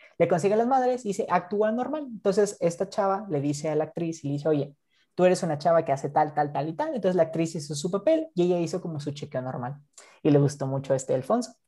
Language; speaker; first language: Spanish; native; Spanish